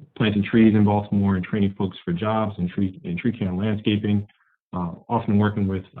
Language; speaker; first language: English; native; English